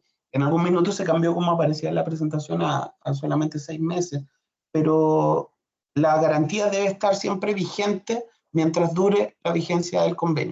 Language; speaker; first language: Spanish; native; Spanish